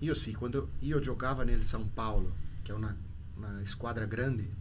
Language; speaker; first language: Italian; non-native, learner; Portuguese